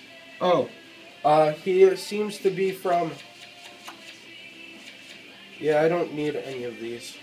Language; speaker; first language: English; native; English